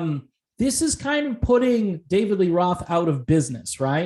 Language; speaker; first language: English; native; English